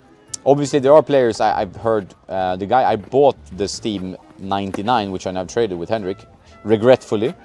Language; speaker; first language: English; non-native, fluent; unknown